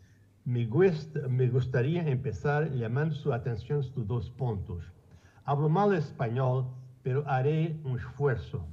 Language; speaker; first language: Spanish; non-native, learner; Portuguese